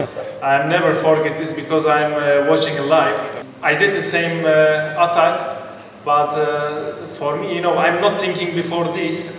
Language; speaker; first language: English; non-native, learner; Turkish